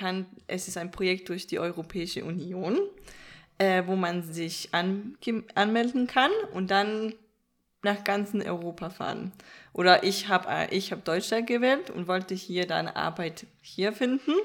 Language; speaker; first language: German; non-native, fluent; Danish